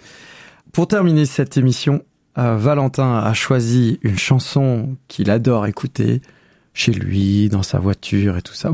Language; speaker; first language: French; native; French